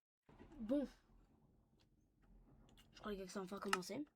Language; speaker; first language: French; native; French